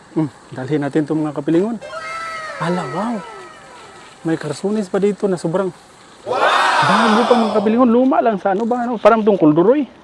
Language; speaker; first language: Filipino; non-native, local second language; Cebuano